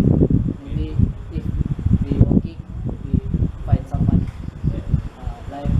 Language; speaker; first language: English; non-native, learner; Malay